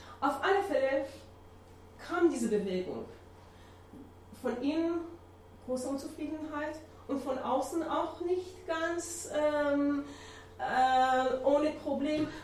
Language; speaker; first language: German; non-native, learner; Persian